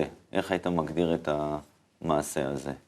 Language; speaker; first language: Hebrew; native; Hebrew